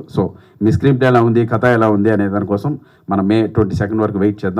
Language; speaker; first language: Telugu; native; Telugu